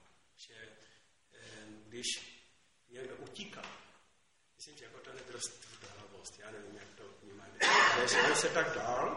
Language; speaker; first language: Czech; non-native, learner; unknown